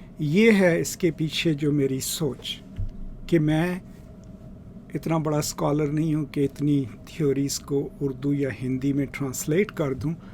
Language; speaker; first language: Urdu; non-native, local second language; Punjabi